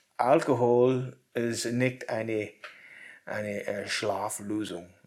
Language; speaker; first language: German; non-native, learner; English